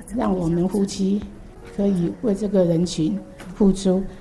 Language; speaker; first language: Chinese; native; Chinese